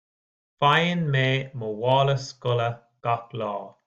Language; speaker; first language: Irish; non-native, learner; English